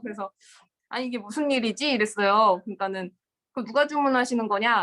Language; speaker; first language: Korean; native; Korean